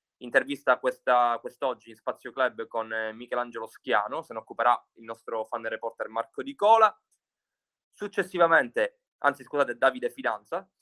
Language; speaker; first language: Italian; native; Italian